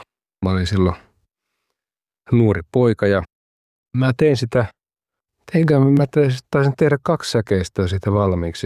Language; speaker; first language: Finnish; native; Finnish